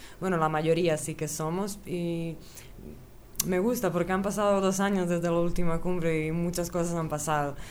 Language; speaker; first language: Spanish; early bilingual, other home language; Bosnian